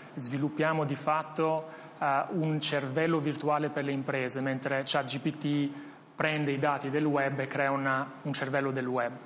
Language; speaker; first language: Italian; non-native, fluent; Albanian